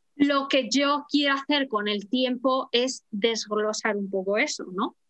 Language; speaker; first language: Spanish; native; Spanish